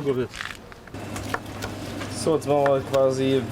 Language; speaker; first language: German; native; German